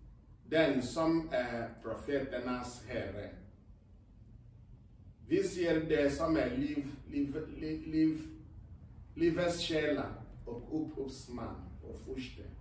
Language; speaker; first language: Swedish; non-native, fluent; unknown